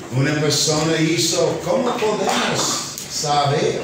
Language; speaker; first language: Spanish; non-native, fluent; English